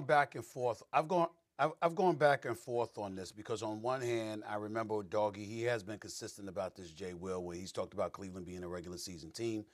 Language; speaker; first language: English; native; English